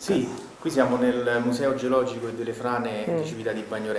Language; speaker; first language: Italian; native; Italian